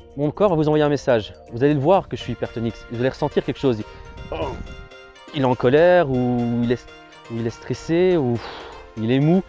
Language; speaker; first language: French; native; French